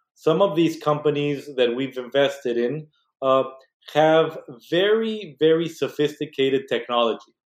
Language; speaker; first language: English; non-native, fluent; Spanish